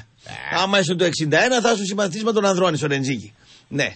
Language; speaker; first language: Greek; native; Greek